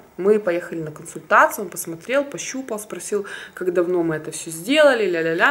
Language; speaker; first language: Russian; native; Russian